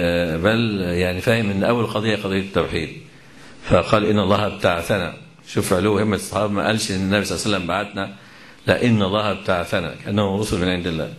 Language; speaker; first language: Arabic; native; Arabic